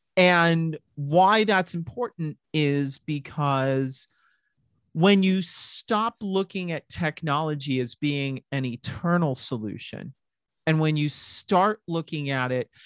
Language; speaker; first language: English; native; English